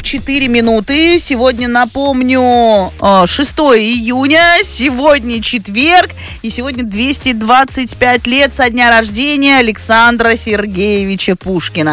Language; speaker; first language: Russian; native; Russian